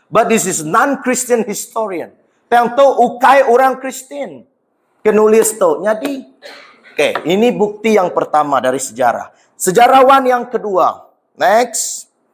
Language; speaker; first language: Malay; non-native, local second language; Iban